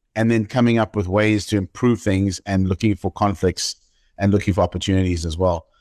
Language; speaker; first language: English; native; English